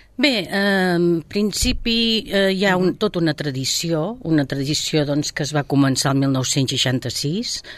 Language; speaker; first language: Catalan; native; Catalan